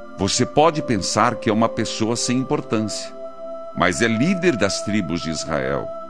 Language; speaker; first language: Portuguese; native; Portuguese